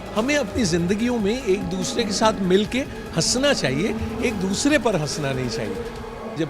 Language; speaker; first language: Urdu; native; Urdu